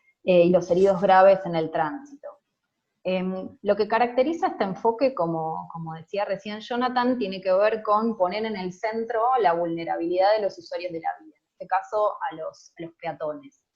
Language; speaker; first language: Spanish; native; Spanish